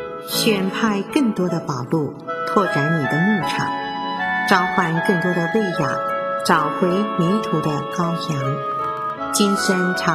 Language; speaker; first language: Chinese; native; Chinese